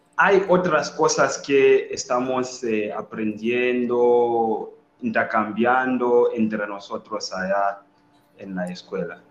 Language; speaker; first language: Spanish; non-native, learner; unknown